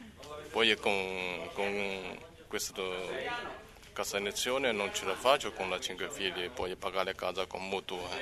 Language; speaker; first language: Italian; non-native, learner; Chinese